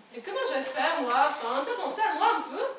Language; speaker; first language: French; native; French